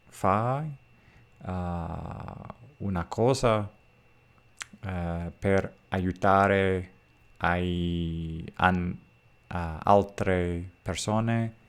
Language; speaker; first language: Italian; non-native, learner; English